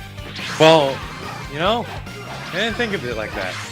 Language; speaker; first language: English; native; English